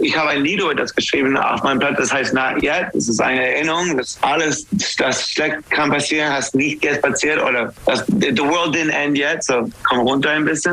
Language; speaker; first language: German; non-native, learner; English